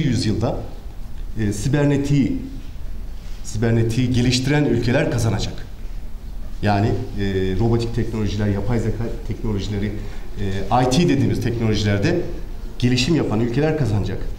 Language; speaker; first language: Turkish; native; Turkish